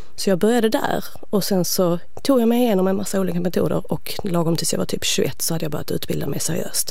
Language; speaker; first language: Swedish; native; Swedish